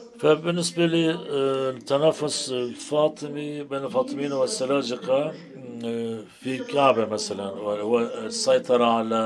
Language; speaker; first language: Arabic; non-native, fluent; Turkish